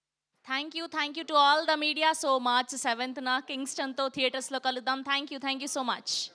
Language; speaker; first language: Telugu; native; Telugu